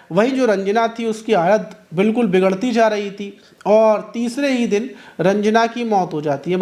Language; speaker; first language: Hindi; native; Hindi